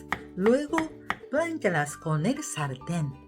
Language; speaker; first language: Spanish; non-native, fluent; Japanese